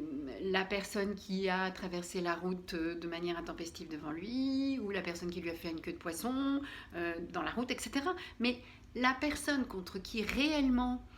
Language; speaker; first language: French; native; French